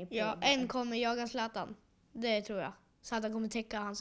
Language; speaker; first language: Swedish; native; Swedish